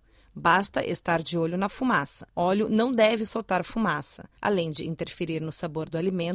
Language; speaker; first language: Portuguese; native; Portuguese